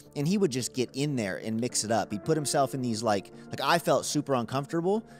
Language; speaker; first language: English; native; English